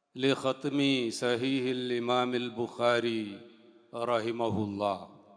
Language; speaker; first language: Arabic; non-native, fluent; Malayalam